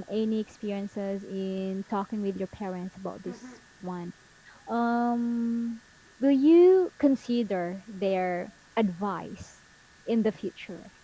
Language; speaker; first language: English; non-native, fluent; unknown